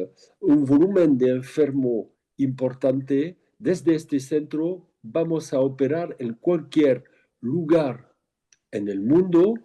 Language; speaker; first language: Spanish; non-native, fluent; French